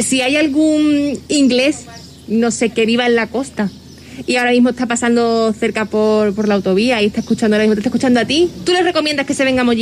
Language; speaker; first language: Spanish; native; Spanish